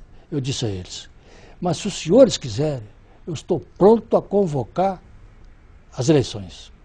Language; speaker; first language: Portuguese; native; Portuguese